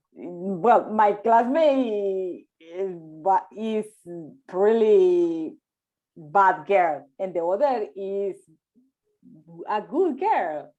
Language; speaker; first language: English; non-native, learner; Spanish